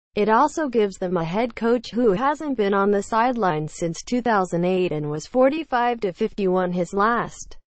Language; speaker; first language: English; native; English